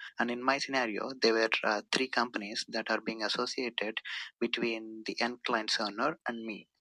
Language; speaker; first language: English; non-native, local second language; Telugu